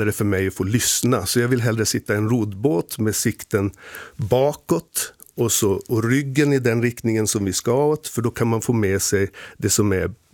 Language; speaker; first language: Swedish; native; Swedish